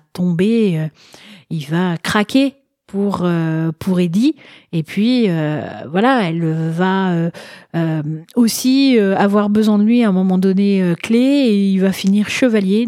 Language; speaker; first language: French; native; French